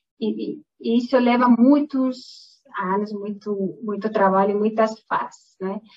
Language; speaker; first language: Portuguese; non-native, fluent; Spanish